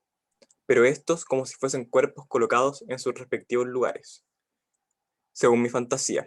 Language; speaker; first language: Spanish; native; Spanish